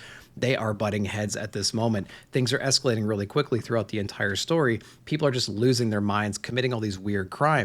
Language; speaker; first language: English; native; English